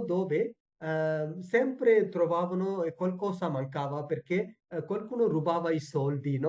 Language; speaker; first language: Italian; non-native, fluent; Tamil